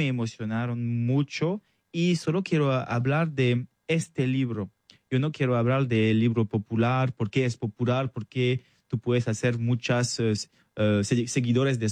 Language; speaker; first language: Spanish; non-native, learner; French